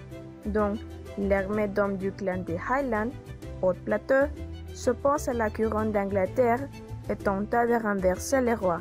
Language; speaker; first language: French; non-native, learner; Spanish